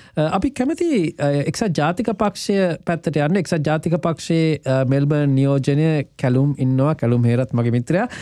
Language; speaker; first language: Sinhala; native; Sinhala